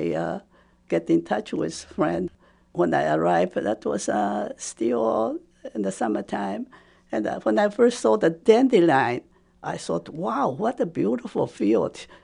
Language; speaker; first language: English; non-native, fluent; Japanese